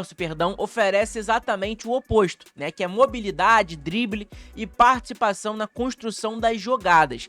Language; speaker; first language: Portuguese; native; Portuguese